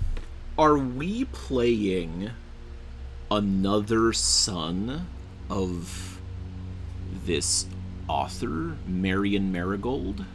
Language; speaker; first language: English; native; English